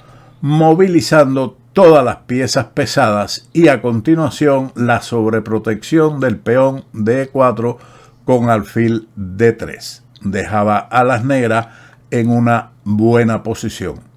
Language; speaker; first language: Spanish; native; Spanish